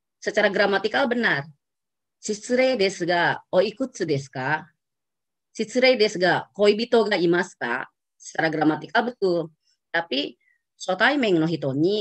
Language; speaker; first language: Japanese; non-native, fluent; Indonesian